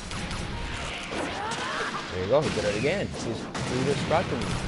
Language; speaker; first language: English; early bilingual, other home language; Spanish